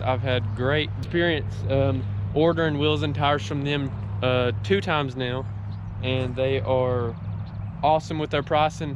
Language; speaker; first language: English; native; English